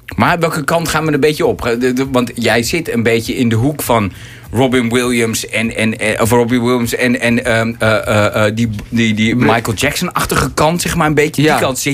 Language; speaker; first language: Dutch; native; Dutch